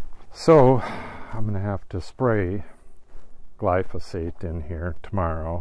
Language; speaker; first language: English; native; English